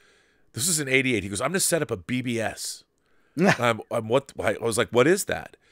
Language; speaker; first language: English; native; English